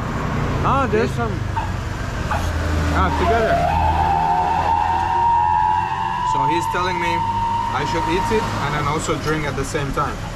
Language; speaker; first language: English; non-native, fluent; Azerbaijani